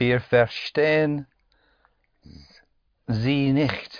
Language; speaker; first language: German; non-native, learner; English